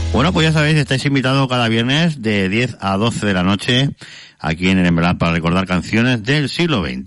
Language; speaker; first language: Spanish; native; Spanish